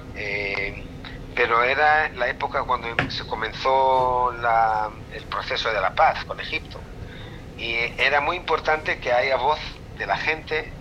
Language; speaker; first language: Spanish; non-native, fluent; Hebrew